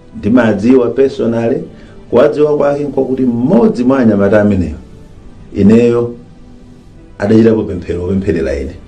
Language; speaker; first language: Nyanja; native; Nyanja